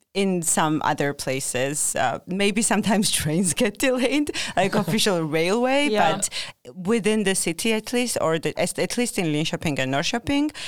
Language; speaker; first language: English; non-native, fluent; Georgian